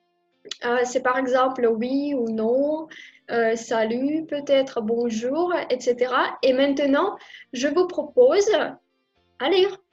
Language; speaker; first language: French; non-native, fluent; Russian